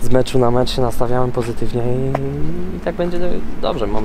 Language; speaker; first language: Polish; native; Polish